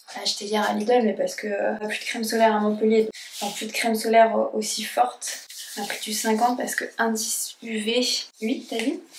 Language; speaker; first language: French; native; French